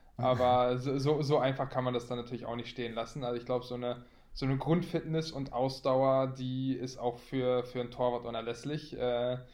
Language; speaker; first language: German; native; German